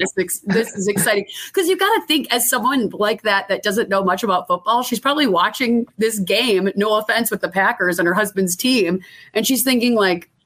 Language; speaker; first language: English; native; English